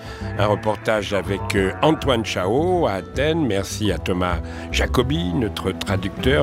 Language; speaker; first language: French; native; French